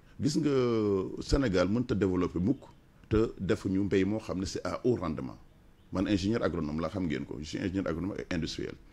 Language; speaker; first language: French; non-native, local second language; Wolof